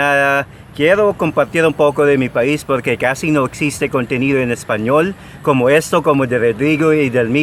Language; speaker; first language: Spanish; non-native, fluent; Filipino